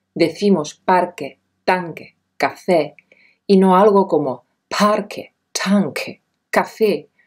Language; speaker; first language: Spanish; non-native, fluent; Czech